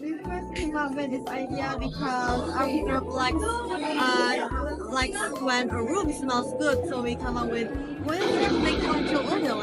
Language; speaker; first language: English; non-native, learner; Indonesian